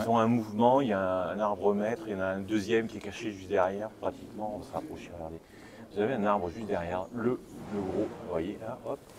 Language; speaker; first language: French; native; French